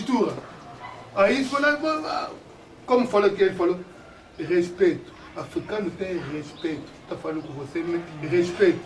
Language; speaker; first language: Portuguese; non-native, learner; Lingala